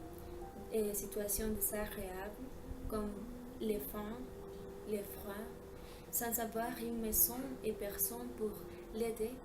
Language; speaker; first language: French; non-native, learner; Spanish